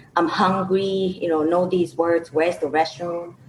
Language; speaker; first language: English; non-native, fluent; Lao